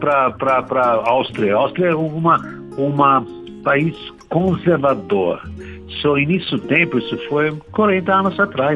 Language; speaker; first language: Portuguese; non-native, learner; German